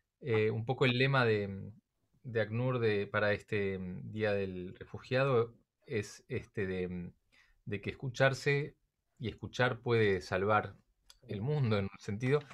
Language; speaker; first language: Spanish; native; Spanish